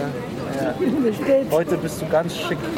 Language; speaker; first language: German; non-native, learner; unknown